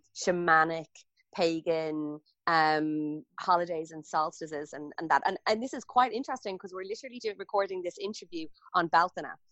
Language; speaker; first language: English; native; English